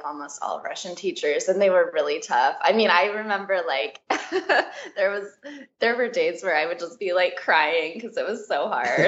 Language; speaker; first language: English; native; English